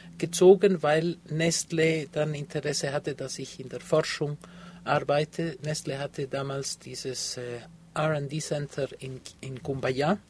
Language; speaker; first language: German; early bilingual, heritage; Spanish